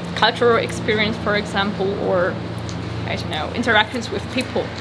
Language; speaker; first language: English; non-native, fluent; Polish